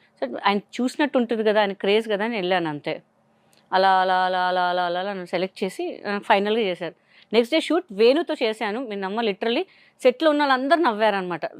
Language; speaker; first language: Telugu; non-native, local second language; Hindi